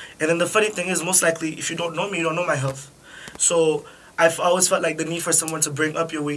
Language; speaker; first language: English; early bilingual, other home language; French